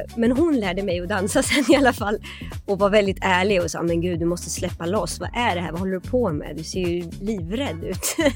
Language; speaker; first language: Swedish; early bilingual, other home language; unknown